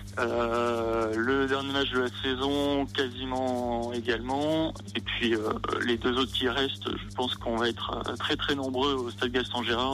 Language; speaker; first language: French; native; French